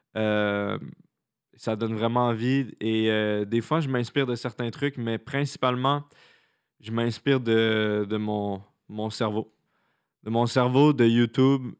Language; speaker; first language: French; native; French